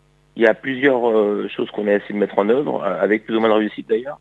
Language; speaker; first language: French; native; French